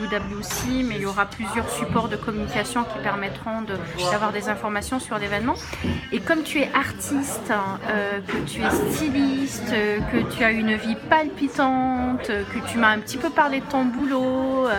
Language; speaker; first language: French; native; French